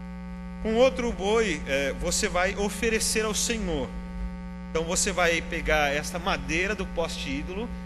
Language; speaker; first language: Portuguese; native; Portuguese